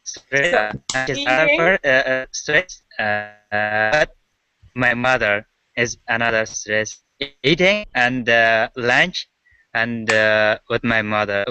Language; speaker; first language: English; non-native, learner; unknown